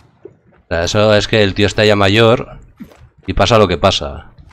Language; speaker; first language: Spanish; native; Spanish